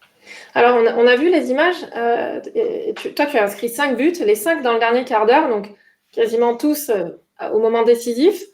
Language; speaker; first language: French; native; French